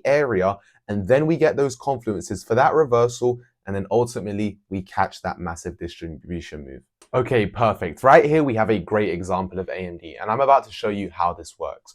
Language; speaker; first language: English; native; English